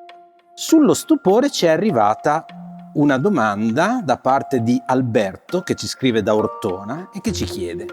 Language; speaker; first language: Italian; native; Italian